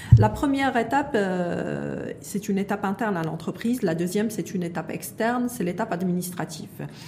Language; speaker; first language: French; non-native, local second language; Arabic